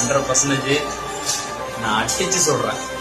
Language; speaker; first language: Tamil; native; Tamil